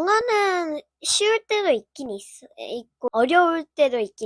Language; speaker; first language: Korean; early bilingual, heritage; Korean